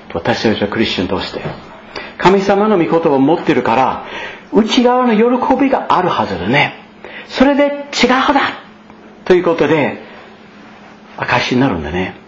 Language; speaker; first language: Japanese; non-native, fluent; English